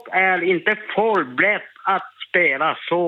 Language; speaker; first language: Swedish; non-native, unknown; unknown